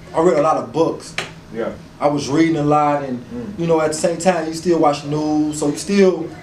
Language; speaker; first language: English; native; English